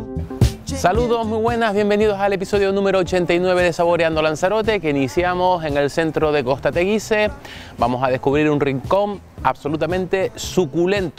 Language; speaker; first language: Spanish; native; Spanish